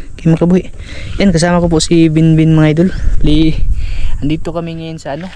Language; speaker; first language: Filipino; non-native, local second language; Cebuano